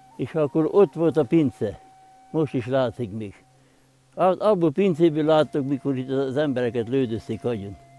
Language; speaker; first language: Hungarian; non-native, local second language; German